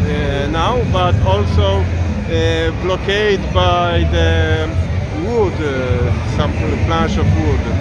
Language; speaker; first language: English; non-native, fluent; Polish